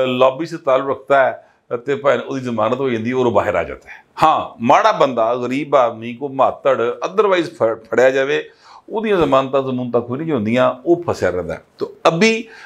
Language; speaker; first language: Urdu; non-native, local second language; Punjabi